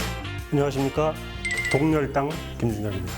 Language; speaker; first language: Korean; native; Korean